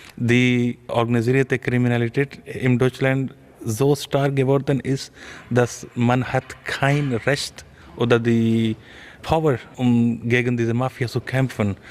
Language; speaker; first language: German; non-native, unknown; Urdu